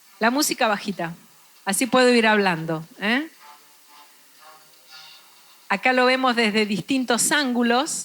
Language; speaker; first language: Spanish; native; Spanish